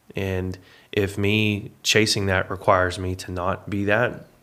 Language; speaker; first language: English; native; English